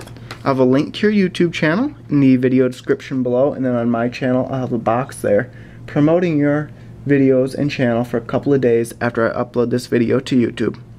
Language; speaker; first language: English; native; English